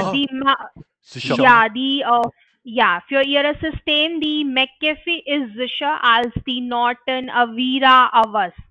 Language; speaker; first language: German; non-native, learner; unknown